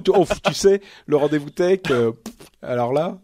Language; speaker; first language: French; native; French